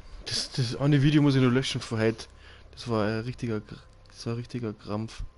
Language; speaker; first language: German; native; German